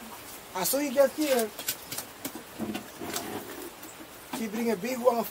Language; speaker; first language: English; non-native, fluent; Spanish